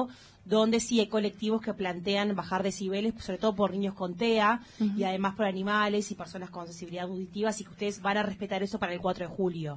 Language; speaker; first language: Spanish; native; Spanish